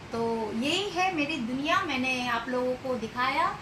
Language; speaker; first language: Hindi; non-native, local second language; Bangla